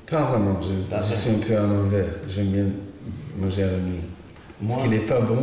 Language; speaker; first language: French; non-native, fluent; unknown